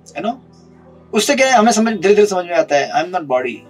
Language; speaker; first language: Hindi; non-native, local second language; Marathi